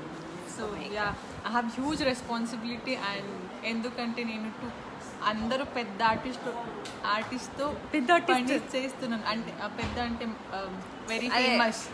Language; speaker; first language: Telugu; non-native, learner; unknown